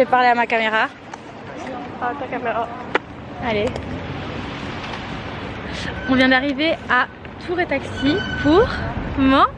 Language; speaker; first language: French; native; French